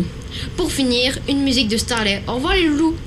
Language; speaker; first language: French; native; French